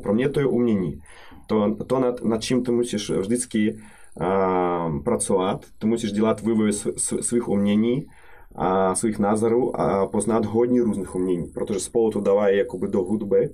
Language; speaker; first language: Czech; non-native, fluent; Russian